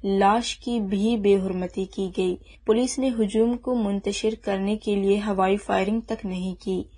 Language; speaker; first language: Urdu; non-native, local second language; Baluchi